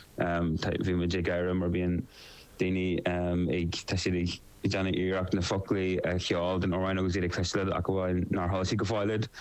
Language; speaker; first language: Irish; native; Irish